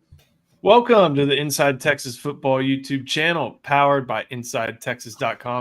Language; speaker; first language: English; native; English